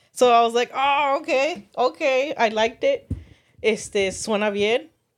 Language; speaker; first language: English; early bilingual, other home language; Spanish